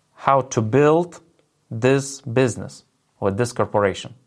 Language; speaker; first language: English; non-native, fluent; Lithuanian